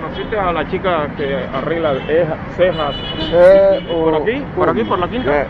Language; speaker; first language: Spanish; native; Spanish